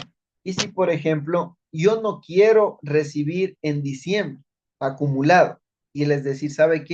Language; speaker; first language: Spanish; native; Spanish